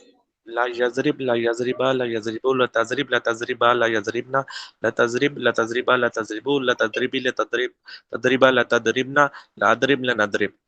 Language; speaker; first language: Arabic; non-native, learner; Urdu